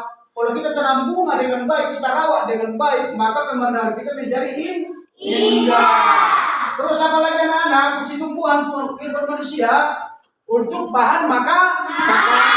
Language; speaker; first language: Indonesian; native; Indonesian